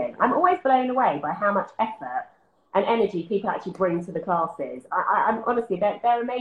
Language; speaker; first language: English; native; English